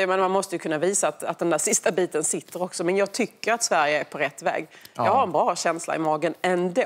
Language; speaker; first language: Swedish; native; Swedish